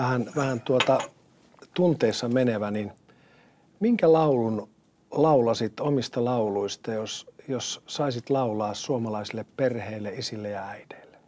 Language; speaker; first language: Finnish; native; Finnish